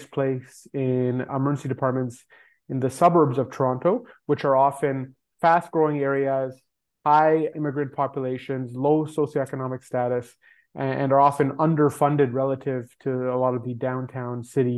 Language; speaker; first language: English; native; English